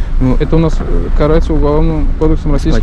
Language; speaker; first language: Russian; native; Russian